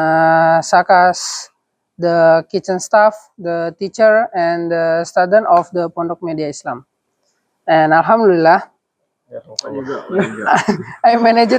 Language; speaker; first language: English; non-native, learner; Indonesian